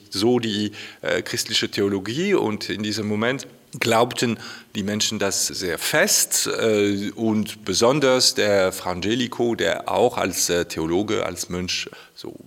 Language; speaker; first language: German; non-native, fluent; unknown